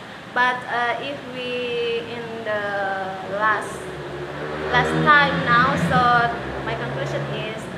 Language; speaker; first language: English; non-native, learner; Indonesian